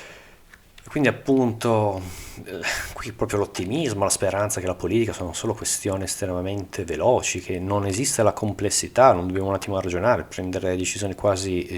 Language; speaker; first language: Italian; native; Italian